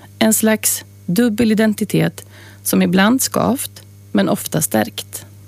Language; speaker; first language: Swedish; native; Swedish